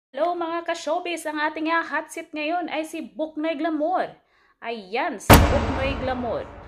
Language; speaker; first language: Filipino; non-native, local second language; Cebuano